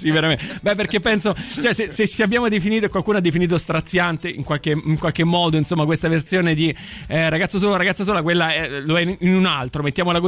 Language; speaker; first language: Italian; native; Italian